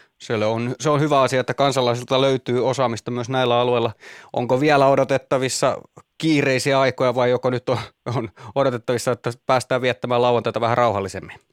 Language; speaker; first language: Finnish; native; Finnish